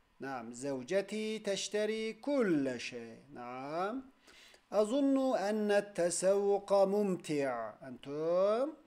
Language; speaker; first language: Arabic; non-native, fluent; Turkish